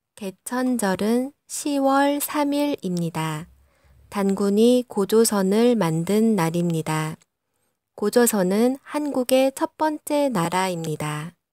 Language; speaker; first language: Korean; non-native, learner; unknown